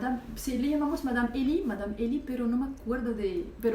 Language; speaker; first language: Spanish; non-native, local second language; Arabic